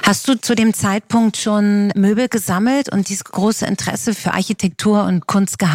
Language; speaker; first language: German; native; German